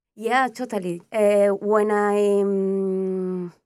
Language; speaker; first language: English; non-native, fluent; Spanish